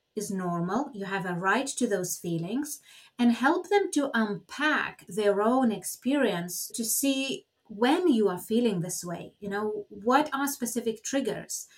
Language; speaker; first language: English; non-native, fluent; Lithuanian